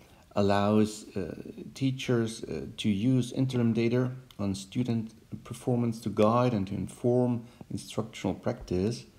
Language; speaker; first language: English; non-native, fluent; German